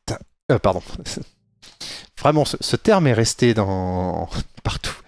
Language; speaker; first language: French; native; French